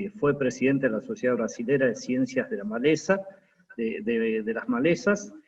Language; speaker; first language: Spanish; native; Spanish